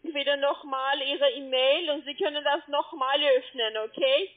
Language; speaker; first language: German; non-native, fluent; French